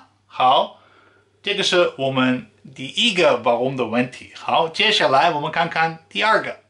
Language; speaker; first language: Chinese; non-native, fluent; Dutch